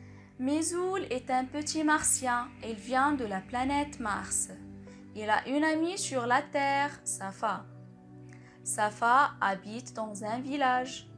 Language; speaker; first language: French; non-native, local second language; Arabic